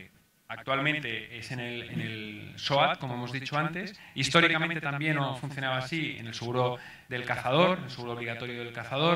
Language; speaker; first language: Spanish; native; Spanish